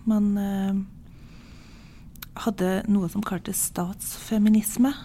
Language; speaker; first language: Norwegian; non-native, fluent; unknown